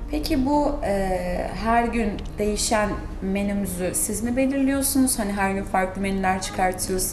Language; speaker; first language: Turkish; native; Turkish